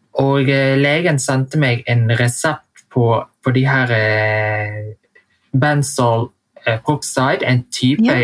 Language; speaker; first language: Norwegian; early bilingual, heritage; Vietnamese